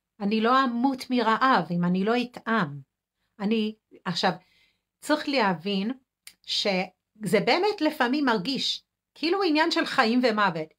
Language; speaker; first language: Hebrew; non-native, fluent; English